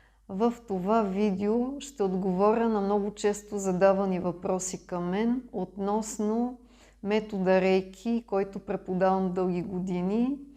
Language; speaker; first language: Bulgarian; non-native, fluent; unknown